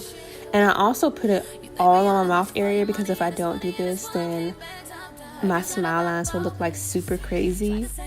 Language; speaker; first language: English; native; English